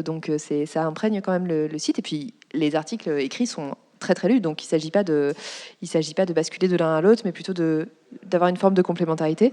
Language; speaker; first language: French; native; French